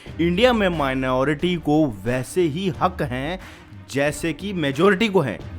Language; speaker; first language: Hindi; native; Hindi